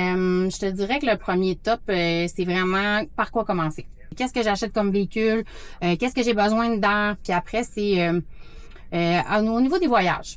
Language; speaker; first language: French; native; French